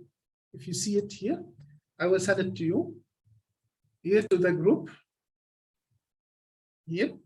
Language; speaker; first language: English; non-native, fluent; Arabic